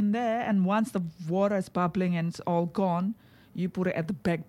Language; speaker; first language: English; non-native, fluent; Indonesian